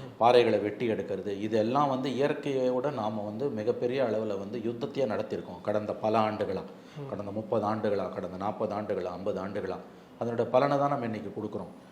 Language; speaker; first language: Tamil; native; Tamil